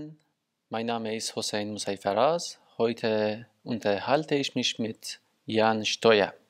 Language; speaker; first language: German; non-native, learner; Persian